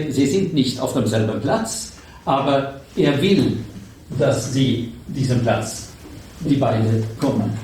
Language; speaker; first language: German; non-native, learner; Swedish